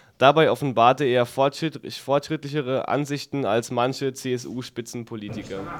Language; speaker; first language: German; native; German